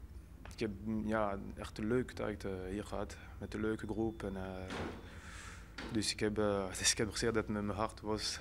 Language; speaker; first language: Dutch; non-native, fluent; French